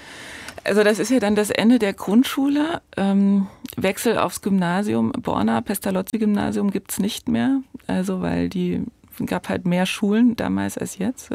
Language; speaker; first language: German; native; German